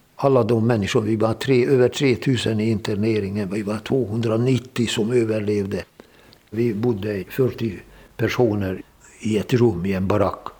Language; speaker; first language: Swedish; non-native, fluent; Hungarian